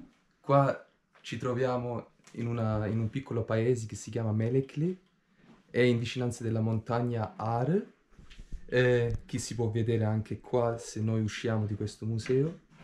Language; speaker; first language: Italian; non-native, fluent; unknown